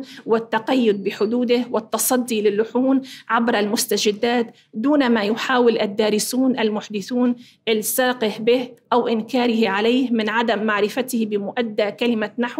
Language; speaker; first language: Arabic; native; Arabic